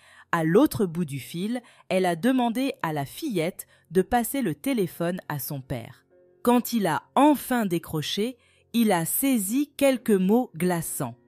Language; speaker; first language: French; native; French